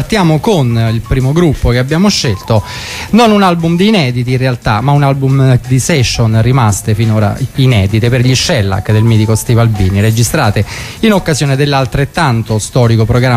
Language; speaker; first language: Italian; native; Italian